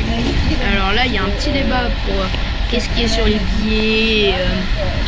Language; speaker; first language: French; native; French